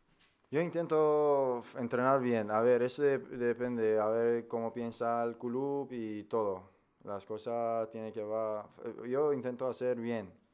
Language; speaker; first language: Spanish; non-native, fluent; Persian